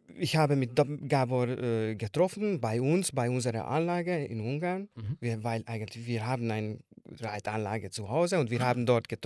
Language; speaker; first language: German; non-native, learner; Hungarian